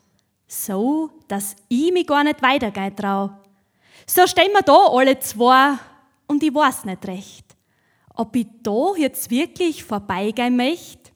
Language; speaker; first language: German; native; German